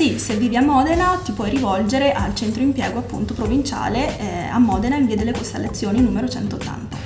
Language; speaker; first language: Italian; native; Italian